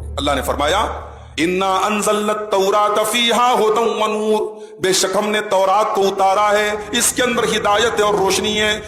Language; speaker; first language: Urdu; native; Urdu